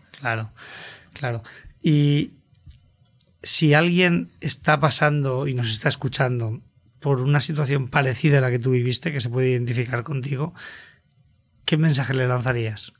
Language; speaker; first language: Spanish; native; Spanish